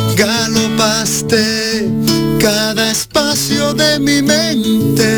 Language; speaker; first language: Spanish; native; Spanish